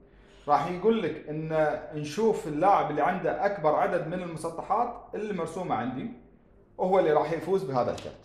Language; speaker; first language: Arabic; native; Arabic